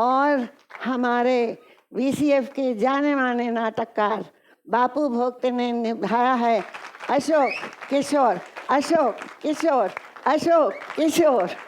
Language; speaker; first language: Hindi; native; Hindi